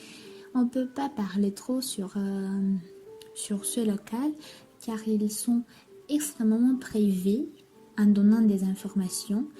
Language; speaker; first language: French; non-native, learner; Romanian